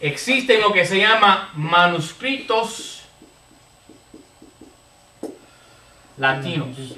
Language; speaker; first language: Spanish; non-native, fluent; English